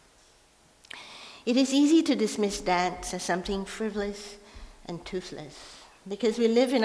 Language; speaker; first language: English; non-native, local second language; Min Nan Chinese